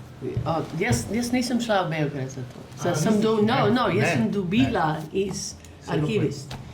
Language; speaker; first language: Slovenian; early bilingual, heritage; English